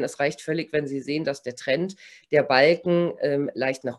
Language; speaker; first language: German; native; German